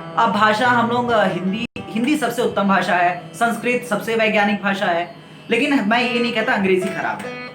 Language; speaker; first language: Hindi; native; Hindi